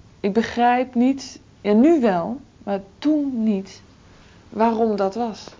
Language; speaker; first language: Dutch; native; Dutch